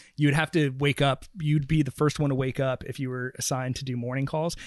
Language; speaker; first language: English; native; English